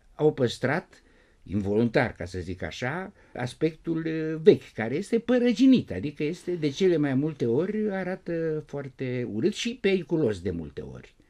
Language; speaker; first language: Romanian; native; Romanian